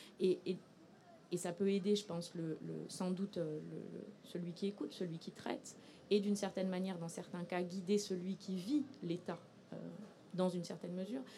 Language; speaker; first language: French; native; French